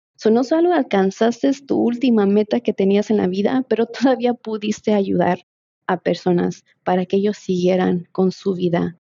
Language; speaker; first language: Spanish; early bilingual, heritage; Spanish